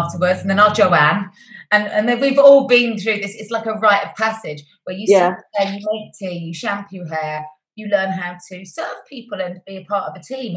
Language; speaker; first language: English; native; English